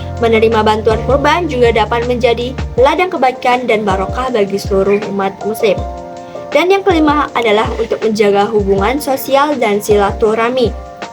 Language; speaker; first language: Indonesian; native; Indonesian